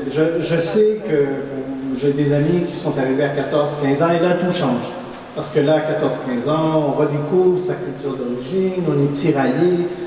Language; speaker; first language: French; early bilingual, other home language; Spanish